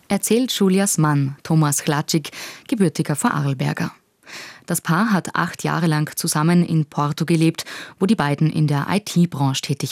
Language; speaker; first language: German; native; German